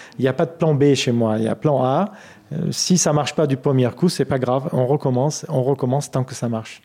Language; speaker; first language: French; non-native, fluent; Armenian